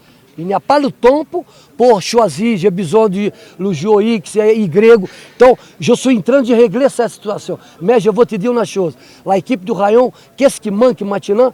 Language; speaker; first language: French; non-native, learner; Portuguese